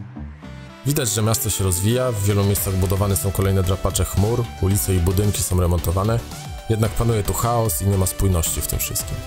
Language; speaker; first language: Polish; native; Polish